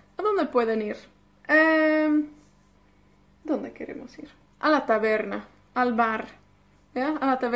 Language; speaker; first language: Spanish; non-native, fluent; Welsh